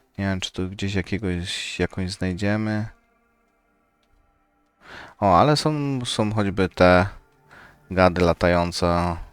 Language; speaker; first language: Polish; native; Polish